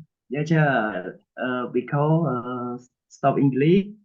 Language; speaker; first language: English; non-native, learner; Khmer